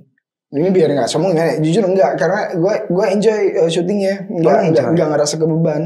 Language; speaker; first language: Indonesian; native; Indonesian